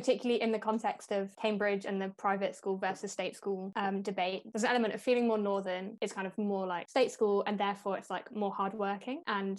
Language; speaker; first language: English; native; English